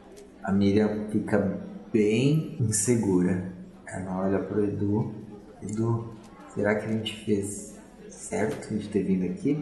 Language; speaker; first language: Portuguese; native; Portuguese